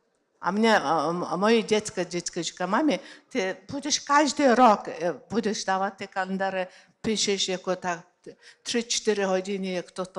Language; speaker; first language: Czech; non-native, learner; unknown